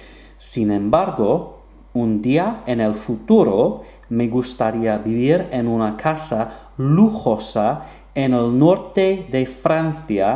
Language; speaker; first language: Spanish; non-native, fluent; English